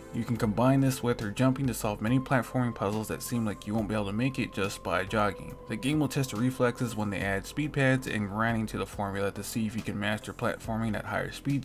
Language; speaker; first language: English; native; English